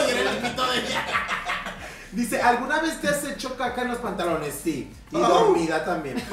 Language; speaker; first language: Spanish; native; Spanish